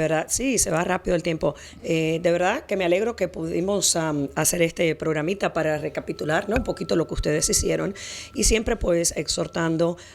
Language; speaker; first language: Spanish; native; Spanish